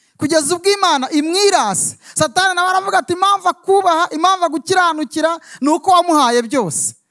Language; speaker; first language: Kinyarwanda; native; Kinyarwanda